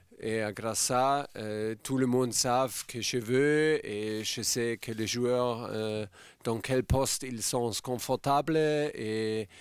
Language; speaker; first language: French; non-native, fluent; German